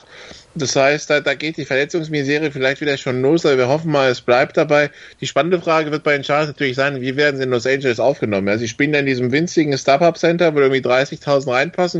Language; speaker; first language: German; native; German